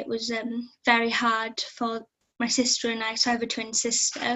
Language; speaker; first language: English; native; English